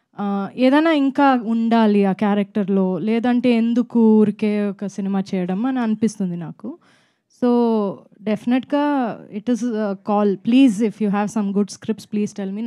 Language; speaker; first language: Telugu; non-native, fluent; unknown